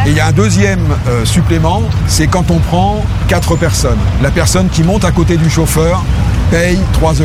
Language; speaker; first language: French; native; French